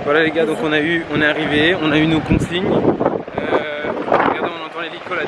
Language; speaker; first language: French; native; French